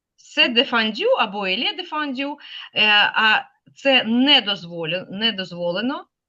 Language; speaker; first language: French; non-native, fluent; Ukrainian